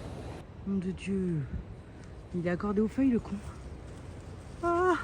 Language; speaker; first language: French; native; French